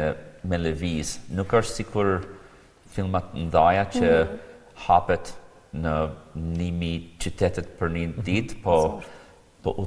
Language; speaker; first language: Albanian; non-native, fluent; English